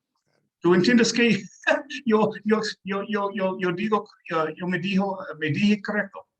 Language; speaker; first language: Spanish; non-native, learner; English